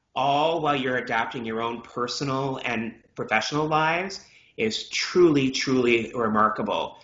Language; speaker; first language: English; native; English